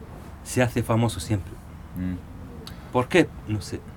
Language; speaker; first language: Spanish; non-native, local second language; Arabic